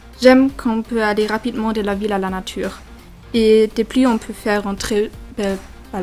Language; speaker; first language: French; non-native, learner; German